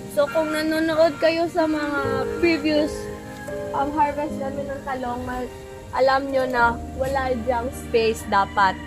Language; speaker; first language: Filipino; non-native, local second language; Cebuano